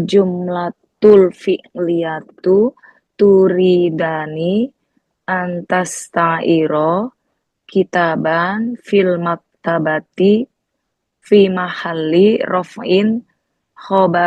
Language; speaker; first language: Arabic; non-native, learner; Indonesian